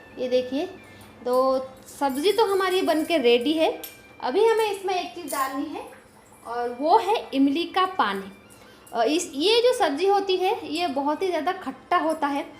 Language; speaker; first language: Hindi; non-native, local second language; Bangla